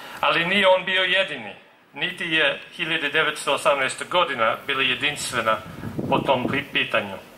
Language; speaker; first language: Serbian; non-native, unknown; English